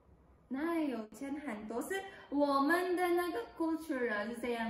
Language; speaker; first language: Chinese; non-native, learner; Filipino